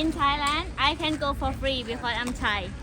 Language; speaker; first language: English; non-native, learner; Thai